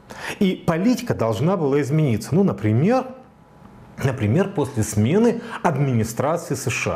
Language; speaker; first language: Russian; native; Russian